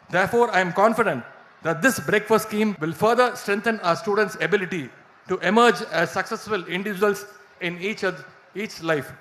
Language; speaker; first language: English; non-native, local second language; Tamil